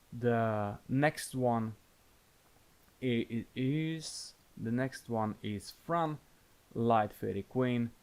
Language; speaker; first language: English; non-native, fluent; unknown